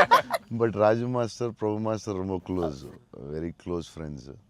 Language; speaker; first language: Tamil; non-native, local second language; Telugu